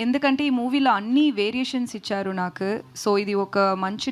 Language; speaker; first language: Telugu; non-native, learner; Tamil